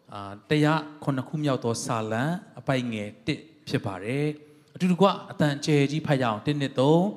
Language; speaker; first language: Burmese; non-native, local second language; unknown